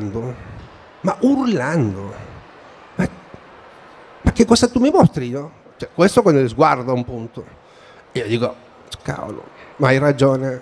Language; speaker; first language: Italian; non-native, fluent; Spanish